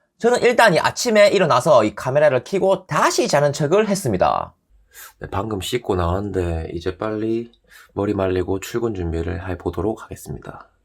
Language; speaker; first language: Korean; native; Korean